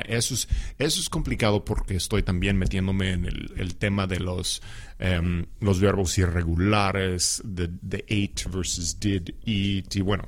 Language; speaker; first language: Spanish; non-native, fluent; English